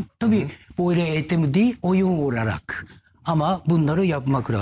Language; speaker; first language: Turkish; non-native, learner; Japanese